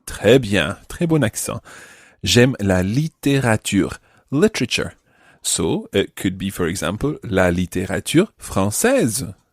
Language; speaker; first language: French; non-native, fluent; English